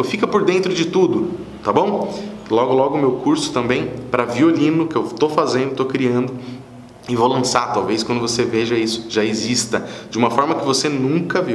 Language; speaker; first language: Portuguese; native; Portuguese